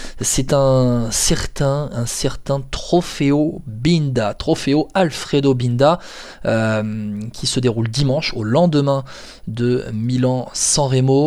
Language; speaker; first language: French; native; French